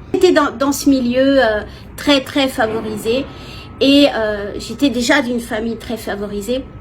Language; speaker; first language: French; native; French